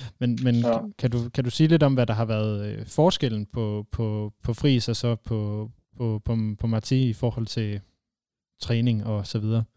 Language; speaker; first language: Danish; native; Danish